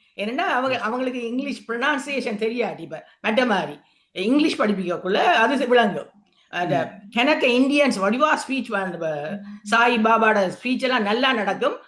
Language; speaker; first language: Tamil; native; Tamil